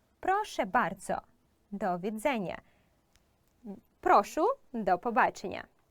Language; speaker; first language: Polish; non-native, fluent; Ukrainian